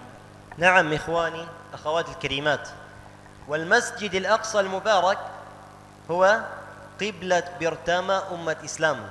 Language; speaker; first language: Arabic; native; Arabic